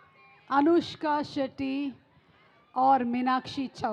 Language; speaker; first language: Telugu; native; Telugu